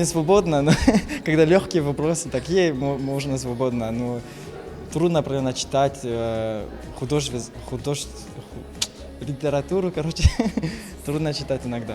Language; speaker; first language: Russian; non-native, learner; French